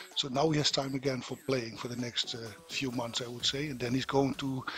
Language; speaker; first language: English; non-native, fluent; Dutch